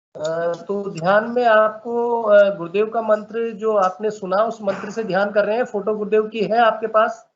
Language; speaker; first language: Hindi; native; Hindi